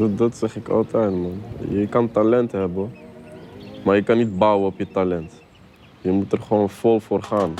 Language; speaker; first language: Dutch; early bilingual, other home language; Arabic